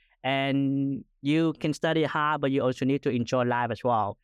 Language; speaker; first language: English; non-native, fluent; Vietnamese